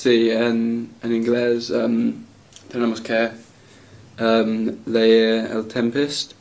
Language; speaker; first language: Spanish; non-native, learner; English